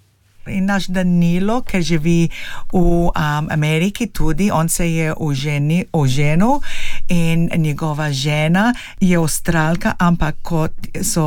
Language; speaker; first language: Slovenian; early bilingual, heritage; Slovenian